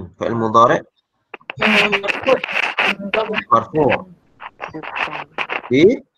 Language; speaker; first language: Arabic; non-native, fluent; Malay